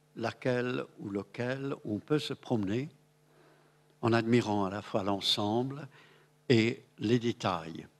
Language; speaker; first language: French; non-native, fluent; English